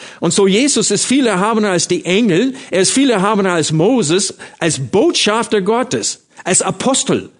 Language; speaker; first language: German; non-native, fluent; English